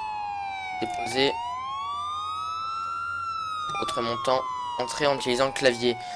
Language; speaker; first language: French; native; French